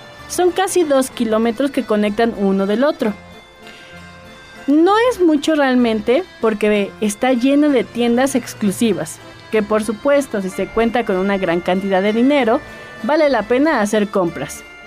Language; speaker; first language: Spanish; native; Spanish